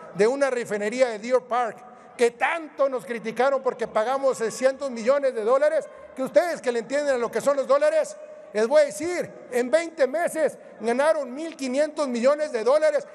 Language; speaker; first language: Spanish; native; Spanish